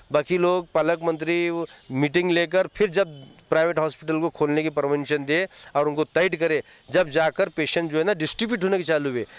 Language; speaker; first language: Hindi; non-native, local second language; Urdu